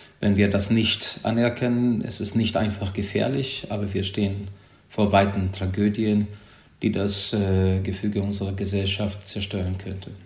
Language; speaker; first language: German; non-native, fluent; Hungarian